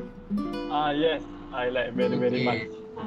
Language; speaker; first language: English; non-native, learner; Malay